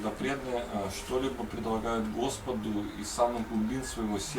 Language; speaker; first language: Russian; native; Russian